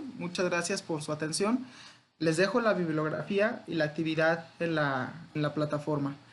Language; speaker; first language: Spanish; native; Spanish